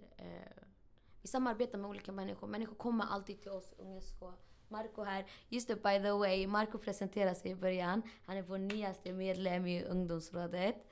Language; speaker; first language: Swedish; early bilingual, other home language; Arabic